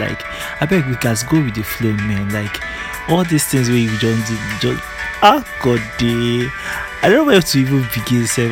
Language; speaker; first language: English; non-native, local second language; Igbo